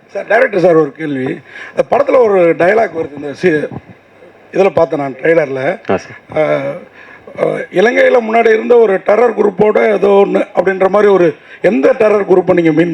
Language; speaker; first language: Tamil; native; Tamil